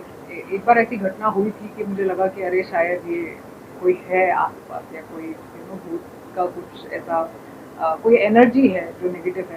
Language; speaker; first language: Hindi; native; Hindi